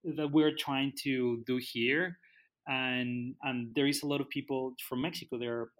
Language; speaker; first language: English; non-native, fluent; Spanish